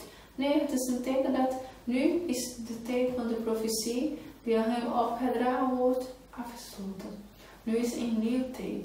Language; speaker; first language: Dutch; non-native, fluent; Portuguese